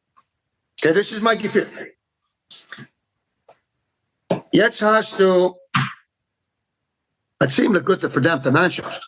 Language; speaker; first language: German; non-native, learner; English